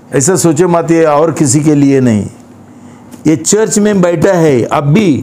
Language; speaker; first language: Hindi; non-native, local second language; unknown